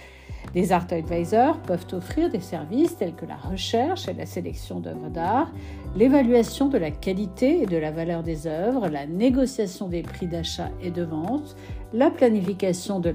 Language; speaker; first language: French; native; French